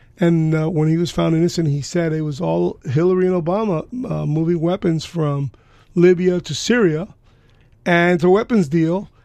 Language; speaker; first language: English; early bilingual, other home language; Spanish